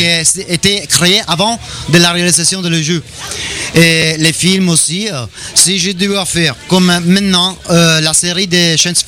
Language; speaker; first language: French; non-native, learner; Italian